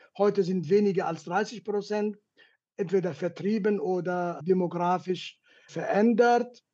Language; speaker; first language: German; non-native, fluent; Kurdish